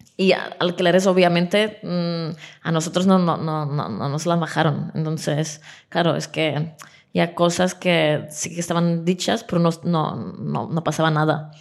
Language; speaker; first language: Spanish; non-native, fluent; Czech